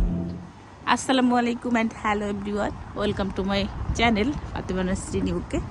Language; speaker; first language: Bangla; early bilingual, heritage; Bangla